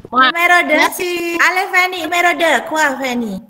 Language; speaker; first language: French; non-native, fluent; Indonesian